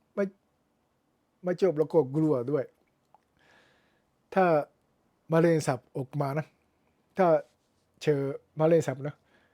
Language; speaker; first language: Thai; non-native, learner; Japanese